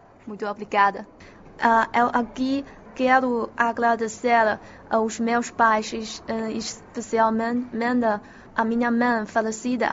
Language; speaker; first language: Portuguese; non-native, fluent; Chinese